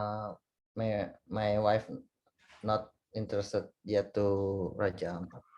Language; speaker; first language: English; non-native, learner; Indonesian